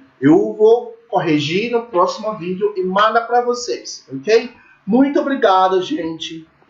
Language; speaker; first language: Portuguese; non-native, learner; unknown